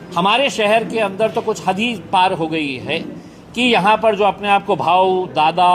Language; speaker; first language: Hindi; non-native, local second language; Marathi